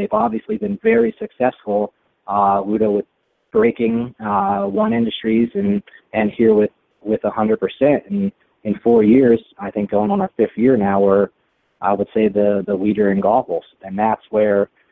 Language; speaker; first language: English; native; English